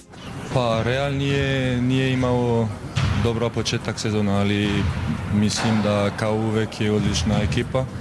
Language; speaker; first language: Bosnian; non-native, learner; French